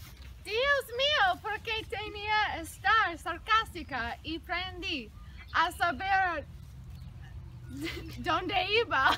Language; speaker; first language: Spanish; non-native, learner; English